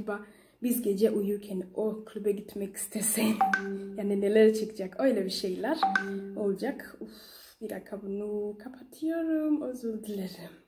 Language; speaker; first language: Turkish; non-native, learner; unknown